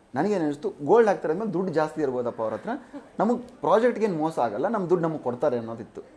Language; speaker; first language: Kannada; native; Kannada